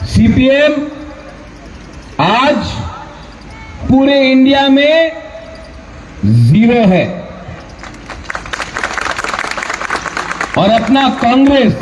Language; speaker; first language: Hindi; non-native, local second language; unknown